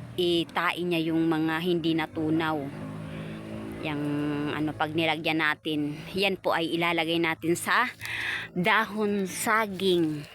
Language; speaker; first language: Filipino; non-native, local second language; Bikol